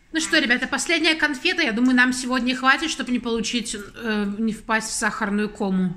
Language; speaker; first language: Russian; native; Russian